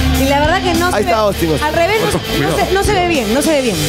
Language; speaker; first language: Spanish; native; Spanish